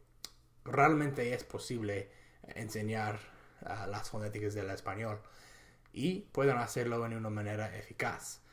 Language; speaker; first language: Spanish; non-native, fluent; English